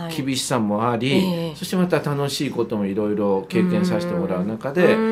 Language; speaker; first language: Japanese; native; Japanese